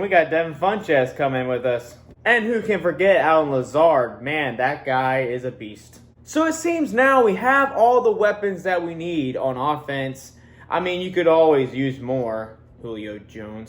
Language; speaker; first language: English; native; English